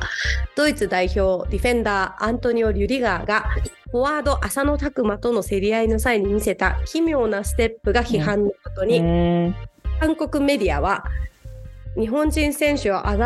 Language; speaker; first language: Japanese; native; Japanese